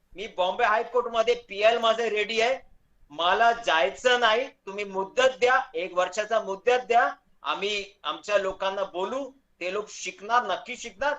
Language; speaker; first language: Marathi; non-native, local second language; Hindi